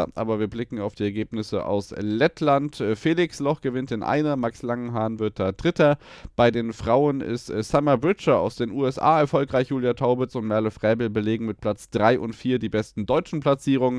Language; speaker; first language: German; native; German